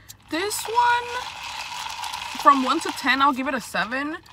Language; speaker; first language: English; early bilingual, other home language; Spanish